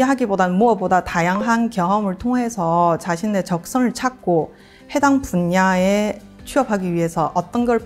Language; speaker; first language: Korean; non-native, fluent; Chinese